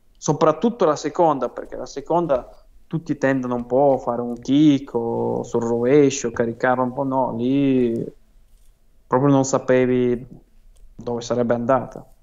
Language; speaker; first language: Italian; non-native, fluent; Russian